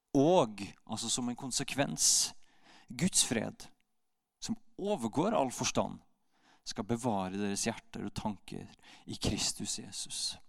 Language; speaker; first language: Norwegian; native; Norwegian